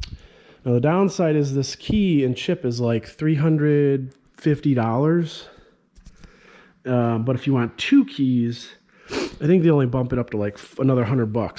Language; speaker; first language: English; native; English